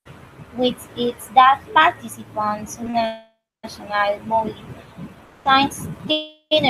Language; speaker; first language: English; non-native, learner; Spanish